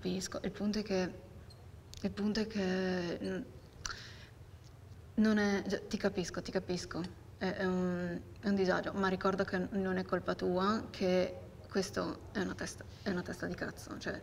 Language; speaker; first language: Italian; native; Italian